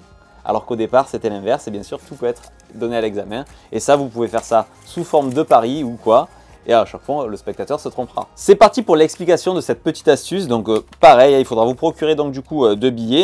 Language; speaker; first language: French; native; French